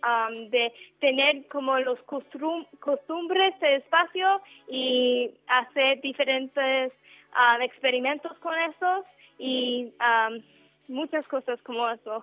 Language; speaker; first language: Spanish; non-native, learner; English